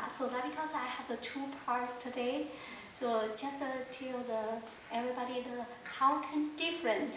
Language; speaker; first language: English; non-native, learner; Chinese